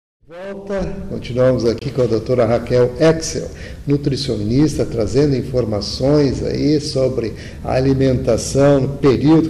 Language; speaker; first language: Portuguese; native; Portuguese